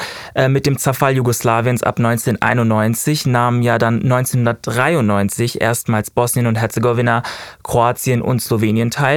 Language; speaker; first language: German; native; German